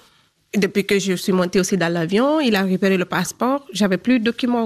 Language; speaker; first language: French; non-native, local second language; Fula